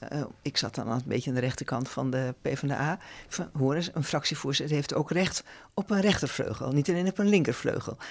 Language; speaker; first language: Dutch; native; Dutch